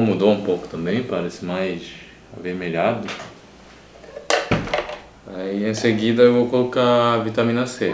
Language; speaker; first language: Portuguese; non-native, fluent; Japanese